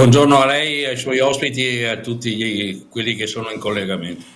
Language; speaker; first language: Italian; native; Italian